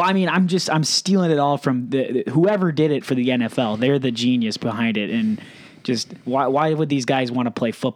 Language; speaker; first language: English; native; English